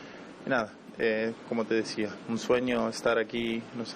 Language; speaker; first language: Portuguese; non-native, learner; Spanish